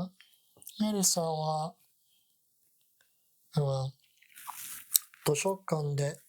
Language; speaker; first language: Japanese; non-native, learner; English